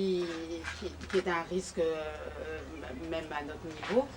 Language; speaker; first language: French; native; French